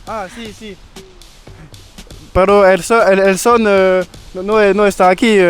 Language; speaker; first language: Spanish; non-native, learner; French